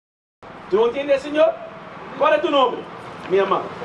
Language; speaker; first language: Spanish; non-native, learner; English